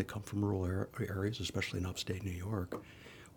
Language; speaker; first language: English; native; English